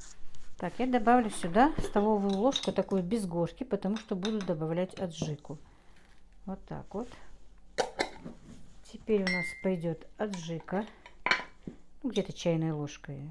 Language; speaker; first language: Russian; non-native, local second language; Chechen